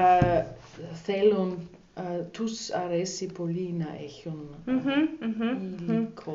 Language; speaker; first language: Greek; non-native, learner; German